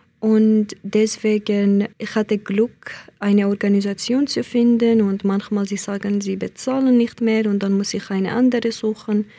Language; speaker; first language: German; non-native, learner; Central Kurdish